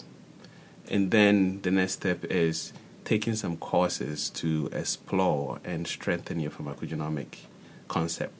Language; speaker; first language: English; non-native, local second language; Akan